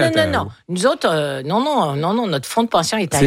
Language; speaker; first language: French; native; French